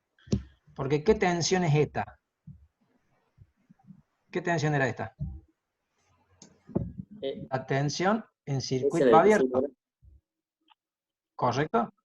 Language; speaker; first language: Spanish; native; Spanish